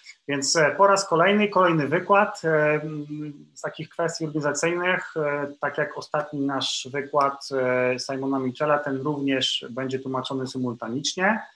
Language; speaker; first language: Polish; native; Polish